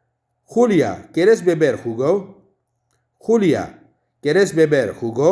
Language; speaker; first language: Spanish; non-native, fluent; Urdu